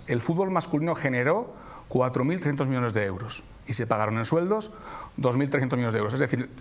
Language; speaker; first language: Spanish; native; Spanish